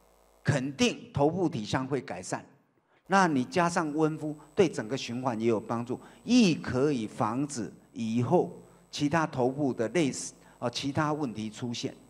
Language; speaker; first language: Chinese; native; Chinese